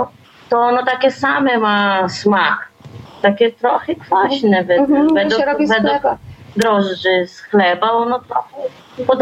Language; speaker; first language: Polish; early bilingual, heritage; Polish